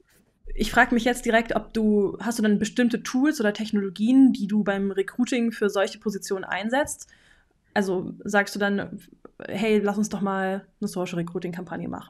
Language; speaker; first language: German; native; German